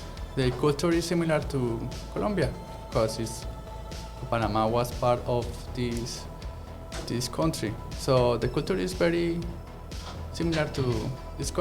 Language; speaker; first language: English; non-native, learner; Spanish